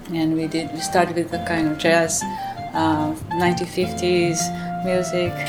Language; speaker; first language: English; early bilingual, other home language; Portuguese